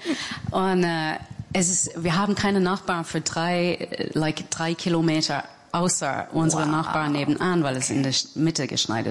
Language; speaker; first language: German; non-native, fluent; English